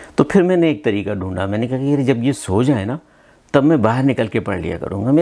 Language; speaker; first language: Hindi; non-native, local second language; Punjabi